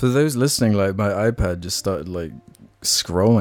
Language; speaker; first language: English; native; English